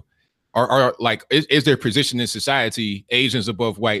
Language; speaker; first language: English; native; English